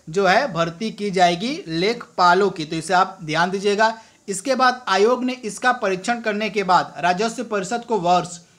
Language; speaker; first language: Hindi; native; Hindi